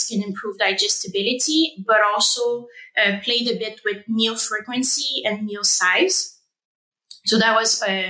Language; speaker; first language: English; non-native, fluent; French